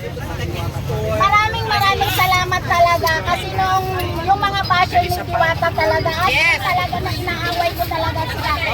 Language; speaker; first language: Filipino; native; Filipino